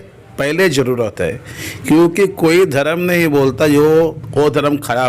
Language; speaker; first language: Hindi; non-native, local second language; Bangla